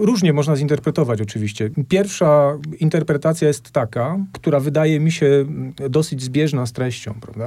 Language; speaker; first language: Polish; native; Polish